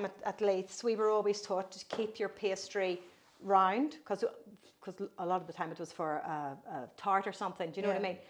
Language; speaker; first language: English; native; English